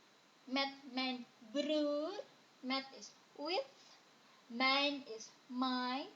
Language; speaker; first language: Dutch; non-native, fluent; Indonesian